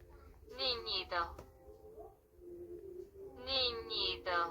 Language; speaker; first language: Spanish; non-native, learner; Haitian Creole